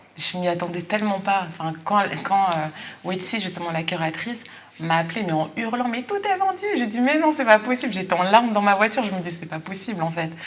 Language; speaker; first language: French; native; French